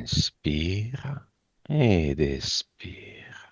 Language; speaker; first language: Italian; native; Italian